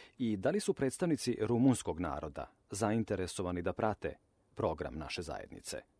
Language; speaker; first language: Serbian; native; Serbian